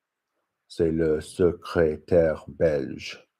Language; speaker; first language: French; non-native, learner; English